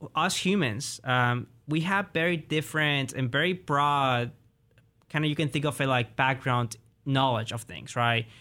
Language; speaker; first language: English; early bilingual, other home language; Spanish